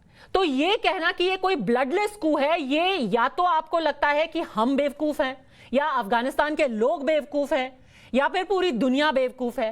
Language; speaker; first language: Hindi; native; Hindi